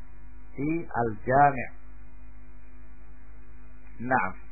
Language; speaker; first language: Arabic; non-native, fluent; Indonesian